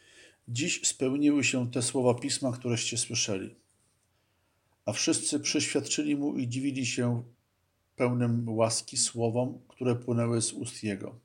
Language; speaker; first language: Polish; native; Polish